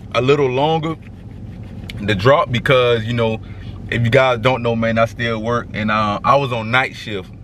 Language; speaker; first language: English; native; English